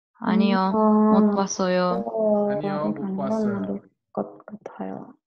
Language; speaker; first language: Korean; non-native, learner; Spanish